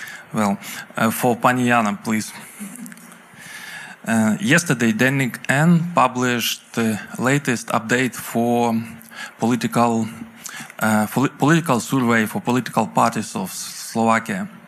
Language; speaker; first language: English; non-native, fluent; Ukrainian